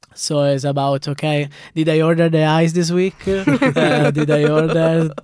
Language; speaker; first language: English; non-native, fluent; Italian